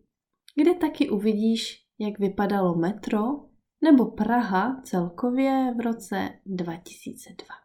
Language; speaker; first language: Czech; native; Czech